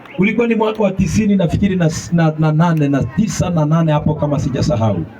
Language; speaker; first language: Swahili; non-native, local second language; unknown